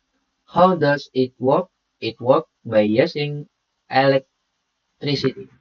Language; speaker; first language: English; non-native, learner; Indonesian